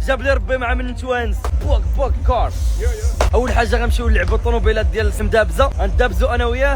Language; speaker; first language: Arabic; native; Arabic